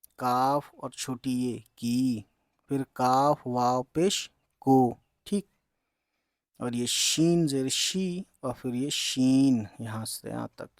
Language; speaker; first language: Hindi; native; Hindi